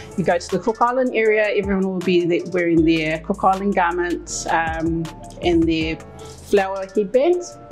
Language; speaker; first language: English; native; English